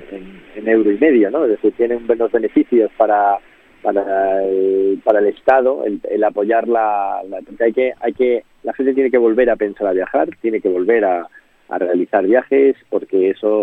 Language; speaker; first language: Spanish; native; Spanish